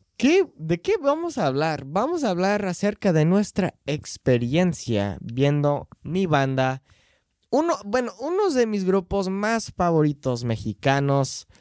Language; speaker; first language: Spanish; non-native, fluent; English